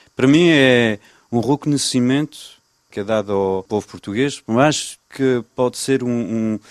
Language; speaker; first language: Portuguese; early bilingual, other home language; French